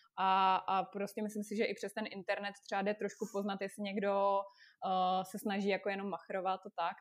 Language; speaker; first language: Czech; non-native, fluent; Russian